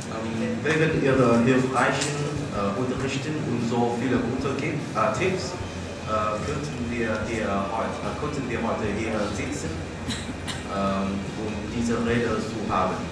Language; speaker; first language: German; non-native, learner; Vietnamese